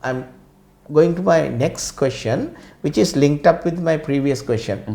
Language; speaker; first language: English; non-native, local second language; Sinhala